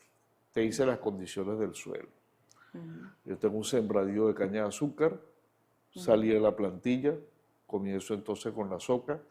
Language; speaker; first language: Spanish; native; Spanish